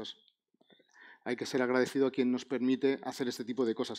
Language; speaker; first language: Spanish; native; Spanish